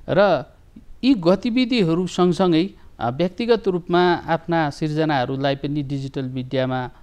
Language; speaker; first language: Nepali; native; Nepali